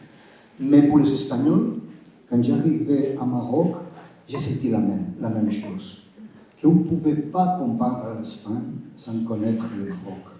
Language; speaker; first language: French; non-native, fluent; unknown